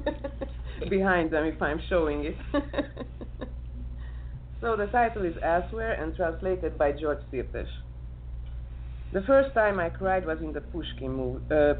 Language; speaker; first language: English; non-native, learner; Serbian